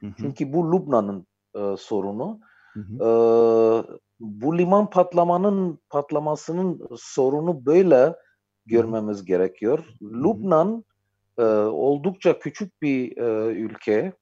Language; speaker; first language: Turkish; non-native, fluent; Armenian